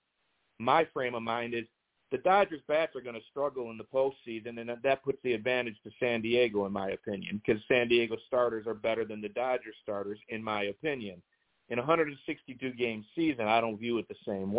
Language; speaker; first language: English; native; English